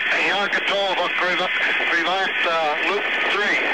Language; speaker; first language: Russian; native; Russian